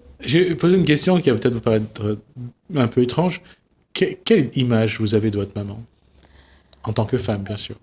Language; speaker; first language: French; native; French